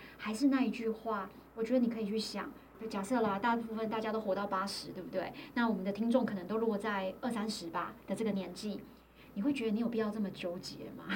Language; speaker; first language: Chinese; native; Chinese